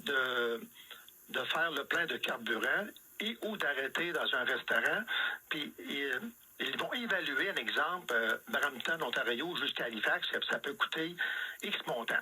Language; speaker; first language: French; native; French